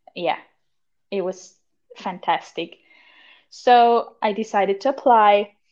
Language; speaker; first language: English; non-native, fluent; German